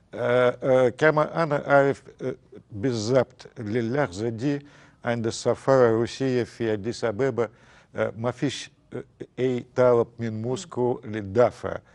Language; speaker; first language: Arabic; non-native, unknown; Russian